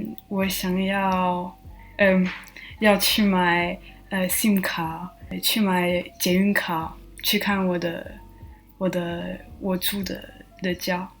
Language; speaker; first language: Chinese; non-native, learner; French